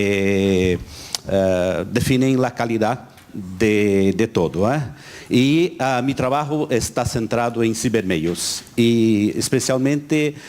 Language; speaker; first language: Spanish; non-native, learner; Portuguese